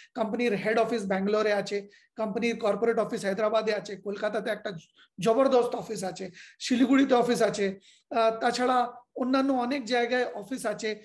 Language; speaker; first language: Bangla; non-native, fluent; Hindi